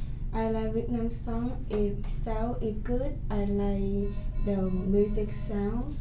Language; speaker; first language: English; non-native, learner; Vietnamese